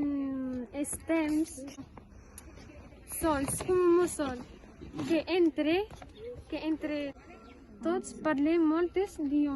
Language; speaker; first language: Catalan; non-native, learner; Arabic